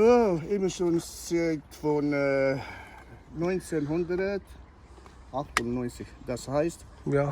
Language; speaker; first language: German; non-native, learner; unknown